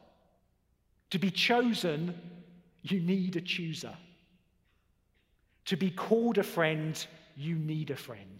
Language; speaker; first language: English; native; English